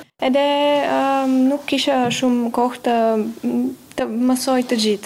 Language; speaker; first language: Albanian; non-native, learner; Bulgarian